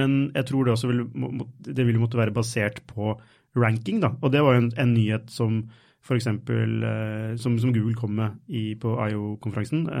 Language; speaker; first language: Norwegian; native; Norwegian